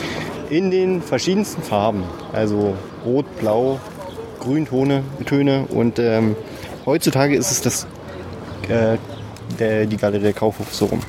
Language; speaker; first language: German; native; German